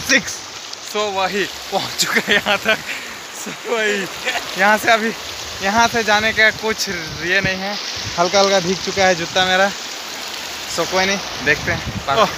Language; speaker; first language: Hindi; non-native, local second language; Bangla